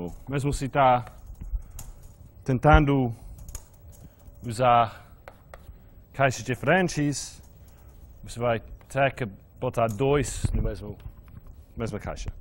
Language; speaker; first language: Portuguese; non-native, fluent; English